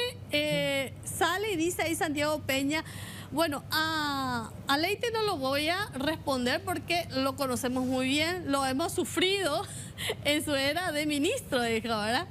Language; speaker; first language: Spanish; native; Spanish